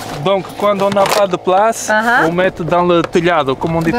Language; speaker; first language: French; non-native, learner; Portuguese